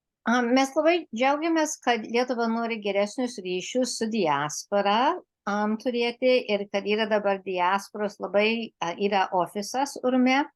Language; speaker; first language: Lithuanian; early bilingual, heritage; Lithuanian